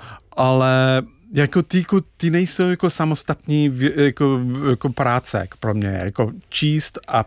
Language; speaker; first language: Czech; non-native, fluent; English